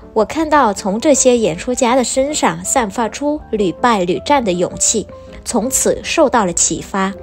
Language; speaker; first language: Chinese; non-native, fluent; Vietnamese